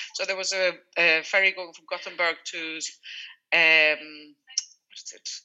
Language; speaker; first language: English; non-native, fluent; Swedish